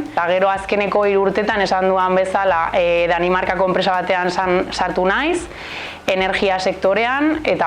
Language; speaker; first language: Basque; non-native, local second language; Spanish